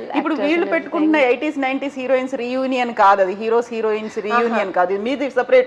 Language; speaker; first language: Telugu; native; Telugu